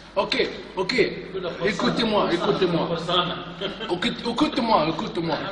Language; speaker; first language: French; non-native, local second language; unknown